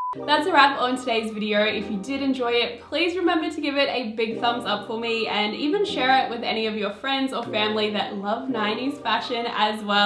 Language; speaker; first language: English; native; English